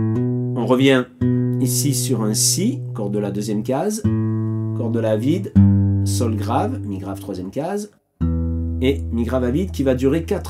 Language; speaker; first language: French; native; French